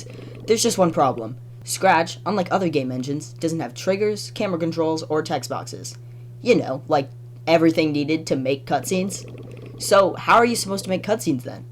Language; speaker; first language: English; native; English